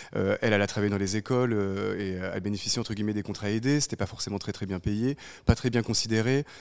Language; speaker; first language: French; native; French